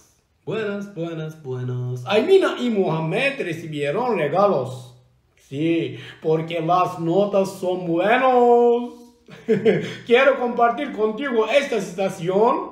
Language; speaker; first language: Spanish; non-native, learner; Turkish